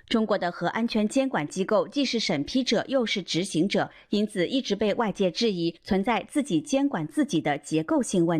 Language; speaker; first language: Chinese; native; Chinese